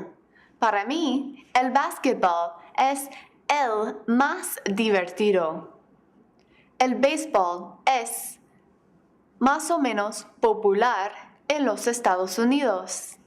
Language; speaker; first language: Spanish; non-native, fluent; English